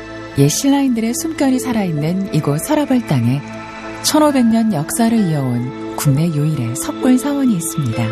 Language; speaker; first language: Korean; native; Korean